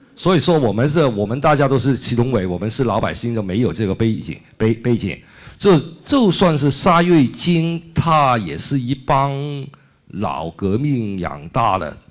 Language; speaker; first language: Chinese; non-native, local second language; Cantonese